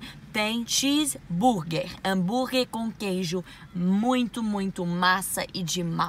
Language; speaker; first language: Portuguese; non-native, learner; English